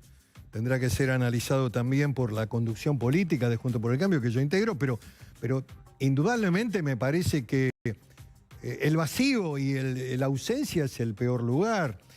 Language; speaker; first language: Spanish; native; Spanish